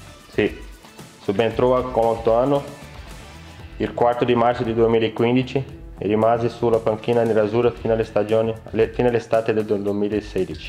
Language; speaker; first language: Italian; non-native, fluent; Portuguese